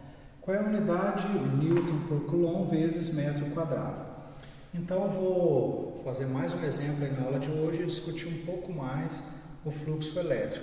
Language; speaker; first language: Portuguese; native; Portuguese